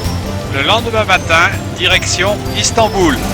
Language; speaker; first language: French; native; French